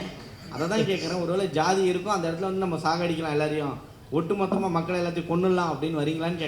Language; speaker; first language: Tamil; native; Tamil